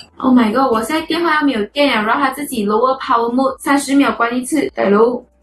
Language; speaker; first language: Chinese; native; Chinese